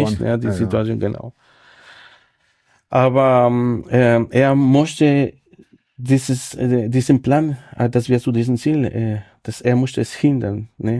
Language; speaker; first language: German; non-native, fluent; Spanish